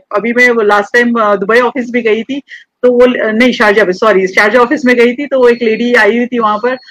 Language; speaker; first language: Hindi; native; Hindi